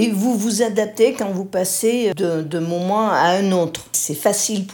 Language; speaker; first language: French; native; French